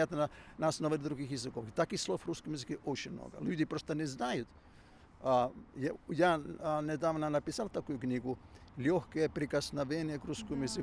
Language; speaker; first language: Russian; non-native, fluent; Finnish